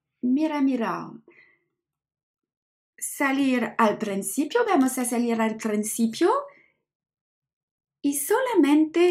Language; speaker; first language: Spanish; non-native, learner; French